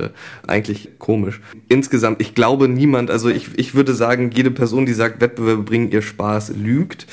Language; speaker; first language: German; native; German